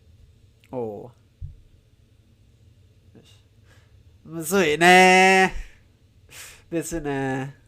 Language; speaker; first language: Japanese; non-native, learner; Spanish